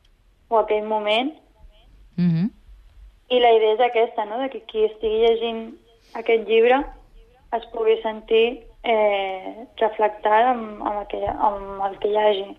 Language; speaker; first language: Catalan; non-native, local second language; Spanish